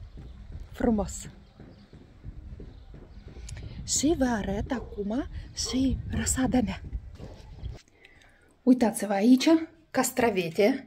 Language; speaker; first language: Romanian; non-native, learner; Russian